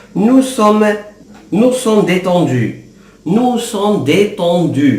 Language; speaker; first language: French; non-native, fluent; Arabic